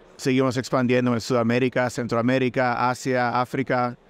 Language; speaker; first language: Spanish; native; Spanish